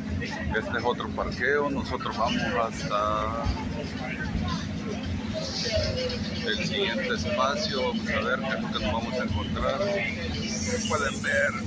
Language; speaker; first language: Spanish; native; Spanish